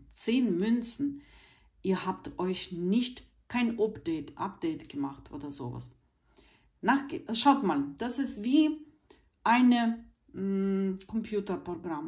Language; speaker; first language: German; non-native, fluent; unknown